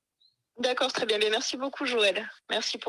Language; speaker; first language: French; native; French